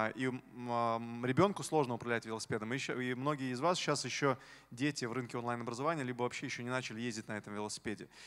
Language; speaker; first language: Russian; native; Russian